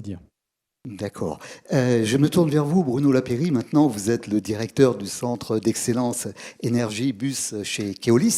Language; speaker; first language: French; native; French